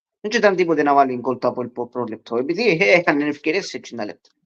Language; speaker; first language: Greek; early bilingual, heritage; Greek